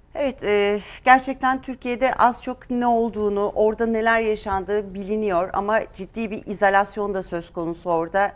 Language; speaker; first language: Turkish; native; Turkish